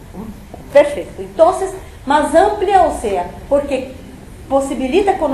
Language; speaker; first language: Spanish; non-native, fluent; Portuguese